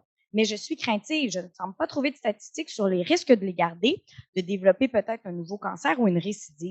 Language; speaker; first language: French; native; French